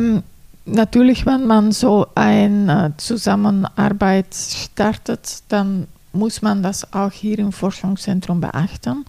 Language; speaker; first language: German; non-native, fluent; Dutch